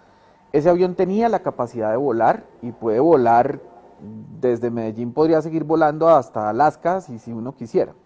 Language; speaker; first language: Spanish; native; Spanish